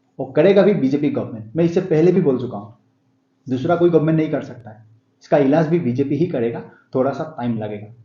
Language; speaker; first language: Hindi; non-native, local second language; Assamese